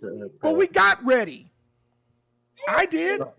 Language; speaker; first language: English; native; English